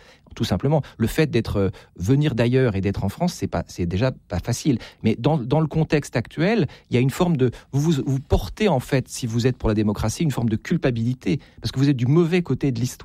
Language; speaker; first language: French; native; French